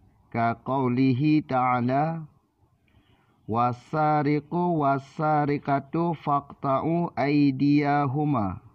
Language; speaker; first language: Arabic; non-native, fluent; Malay